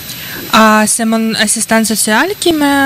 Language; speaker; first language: French; non-native, learner; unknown